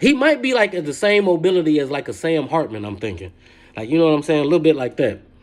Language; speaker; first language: English; native; English